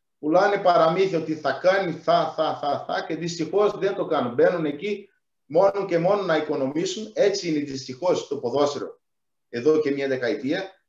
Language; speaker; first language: Greek; non-native, fluent; Portuguese